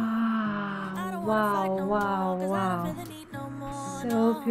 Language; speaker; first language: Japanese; non-native, learner; Spanish